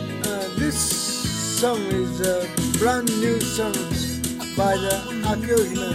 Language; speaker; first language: English; non-native, learner; Japanese